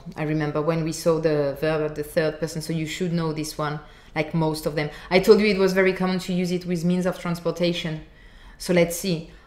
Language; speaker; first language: English; non-native, fluent; French